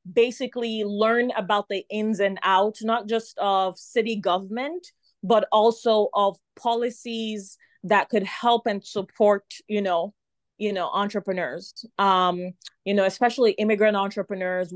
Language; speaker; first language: English; non-native, local second language; Yoruba